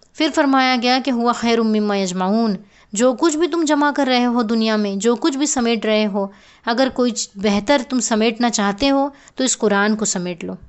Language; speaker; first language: Urdu; native; Urdu